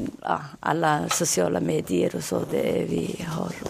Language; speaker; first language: Swedish; non-native, fluent; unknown